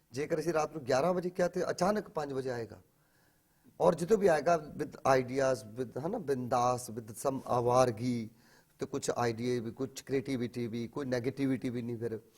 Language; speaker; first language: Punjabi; native; Punjabi